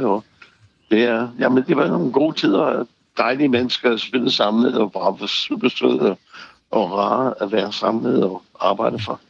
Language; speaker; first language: Danish; non-native, fluent; English